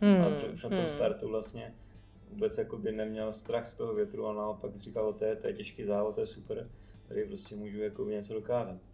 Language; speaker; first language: Czech; native; Czech